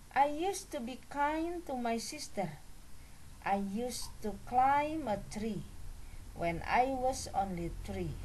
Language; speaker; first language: English; non-native, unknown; Indonesian